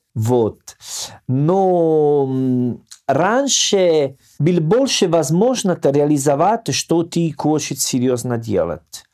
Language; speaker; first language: Russian; non-native, fluent; Italian